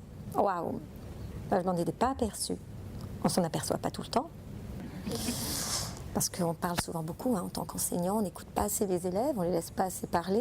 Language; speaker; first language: French; native; French